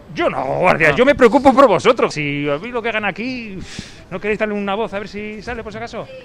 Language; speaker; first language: Spanish; native; Spanish